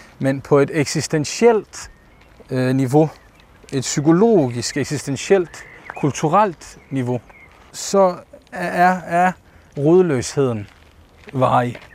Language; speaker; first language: Danish; early bilingual, other home language; Bosnian